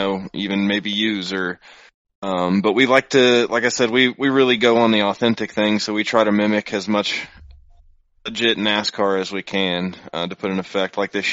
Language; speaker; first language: English; native; English